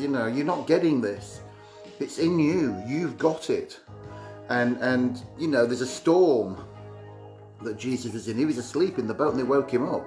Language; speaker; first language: English; native; English